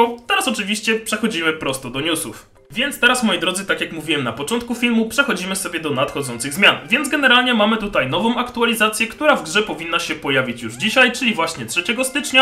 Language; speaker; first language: Polish; native; Polish